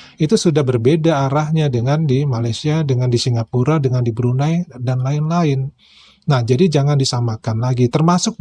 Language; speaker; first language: Indonesian; native; Indonesian